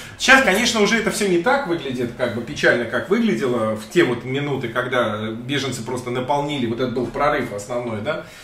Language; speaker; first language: Russian; native; Russian